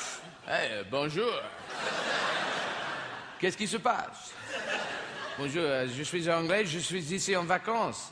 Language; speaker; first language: French; non-native, learner; English